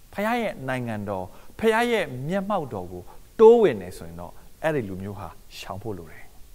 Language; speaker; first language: Burmese; non-native, local second language; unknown